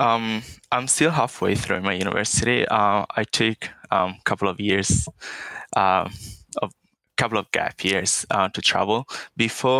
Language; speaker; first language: English; non-native, fluent; Italian